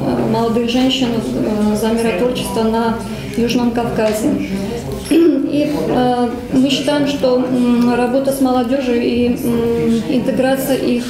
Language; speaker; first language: Russian; native; Russian